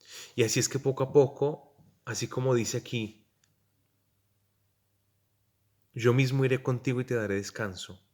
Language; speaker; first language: Spanish; native; Spanish